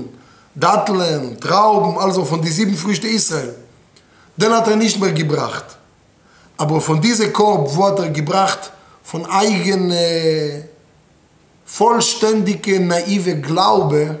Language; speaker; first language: German; non-native, fluent; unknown